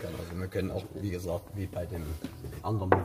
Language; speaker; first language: German; native; German